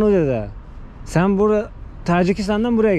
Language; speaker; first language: Turkish; native; Turkish